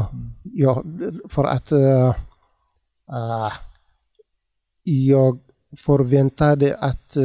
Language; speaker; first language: Swedish; non-native, learner; Tigrinya